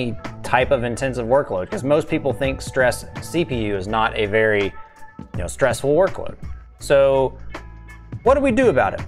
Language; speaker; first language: English; native; English